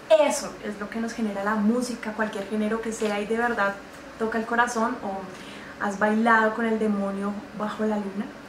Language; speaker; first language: Spanish; native; Spanish